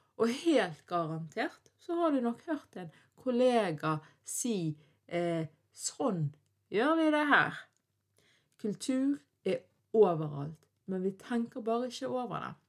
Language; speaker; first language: Norwegian; early bilingual, other home language; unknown